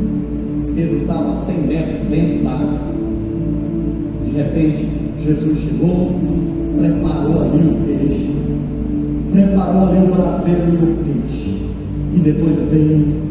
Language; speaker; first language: Portuguese; native; Portuguese